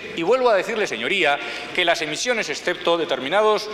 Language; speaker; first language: Spanish; native; Spanish